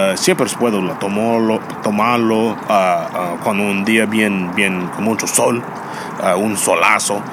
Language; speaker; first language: Spanish; non-native, learner; English